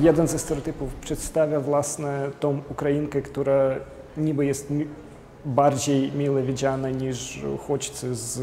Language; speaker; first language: Polish; non-native, fluent; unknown